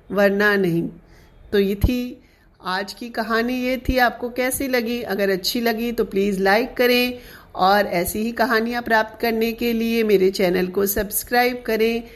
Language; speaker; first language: Hindi; non-native, local second language; Sindhi